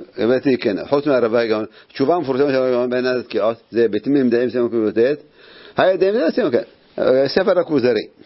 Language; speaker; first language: Hebrew; native; Hebrew